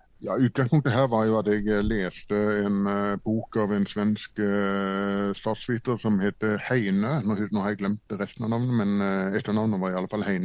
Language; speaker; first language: Norwegian; native; Norwegian